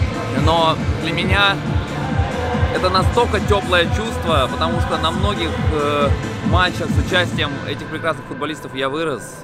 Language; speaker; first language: Russian; native; Russian